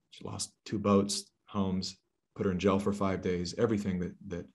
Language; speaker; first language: English; native; English